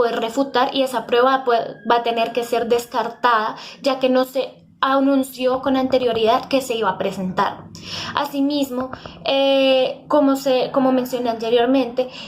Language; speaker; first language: Spanish; native; Spanish